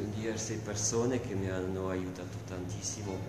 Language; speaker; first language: Italian; non-native, fluent; French